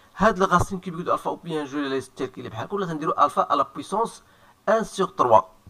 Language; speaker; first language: French; non-native, local second language; Arabic